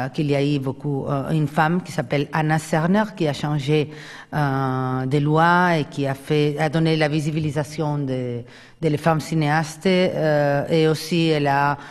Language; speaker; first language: French; non-native, fluent; Spanish